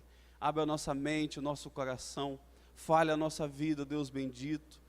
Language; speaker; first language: Portuguese; native; Portuguese